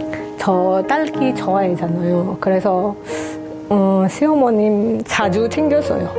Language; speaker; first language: Korean; non-native, local second language; Indonesian